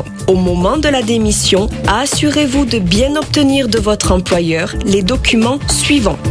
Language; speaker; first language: French; native; French